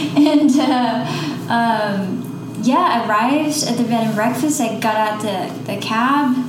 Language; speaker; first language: English; non-native, fluent; Dutch